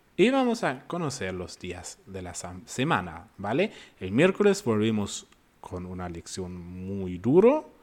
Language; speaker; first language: Spanish; non-native, fluent; German